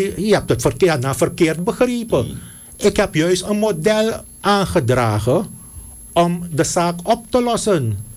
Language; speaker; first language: Dutch; native; Dutch